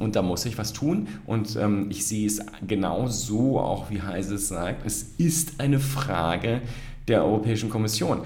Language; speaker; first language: German; native; German